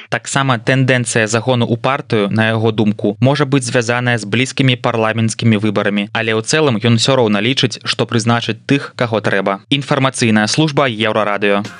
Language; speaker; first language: Belarusian; native; Belarusian